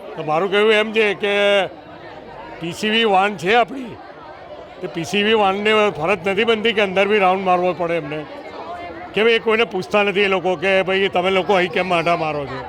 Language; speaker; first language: Gujarati; native; Gujarati